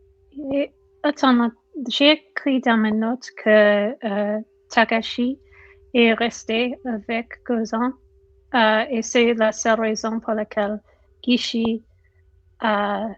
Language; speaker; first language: French; non-native, fluent; English